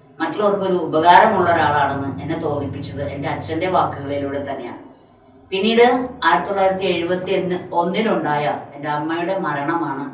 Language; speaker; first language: Malayalam; non-native, local second language; Tamil